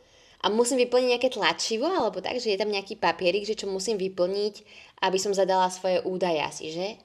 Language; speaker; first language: Slovak; native; Slovak